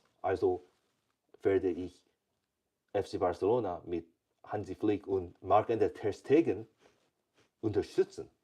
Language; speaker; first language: German; non-native, learner; English